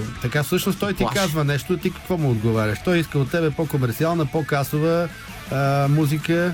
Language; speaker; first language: Bulgarian; native; Bulgarian